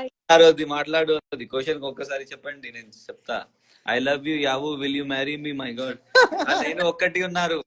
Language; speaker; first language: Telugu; non-native, learner; Hindi